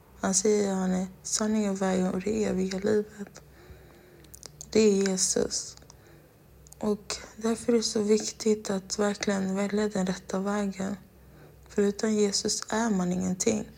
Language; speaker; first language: Swedish; non-native, local second language; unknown